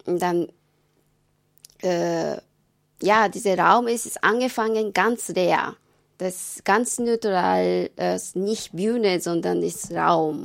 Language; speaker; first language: German; non-native, learner; Japanese